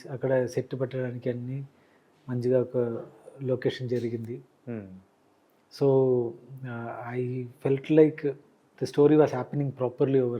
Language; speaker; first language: Telugu; non-native, learner; Malayalam